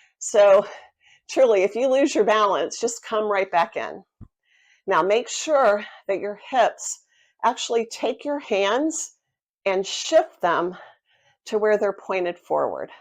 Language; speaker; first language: English; native; English